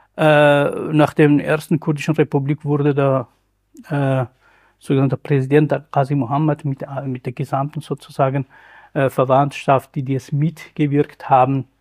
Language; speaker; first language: German; non-native, fluent; Kurdish